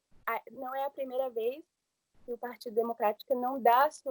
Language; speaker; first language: Portuguese; early bilingual, heritage; English